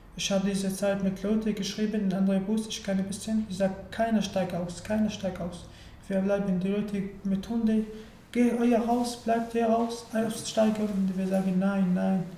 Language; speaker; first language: German; non-native, learner; Arabic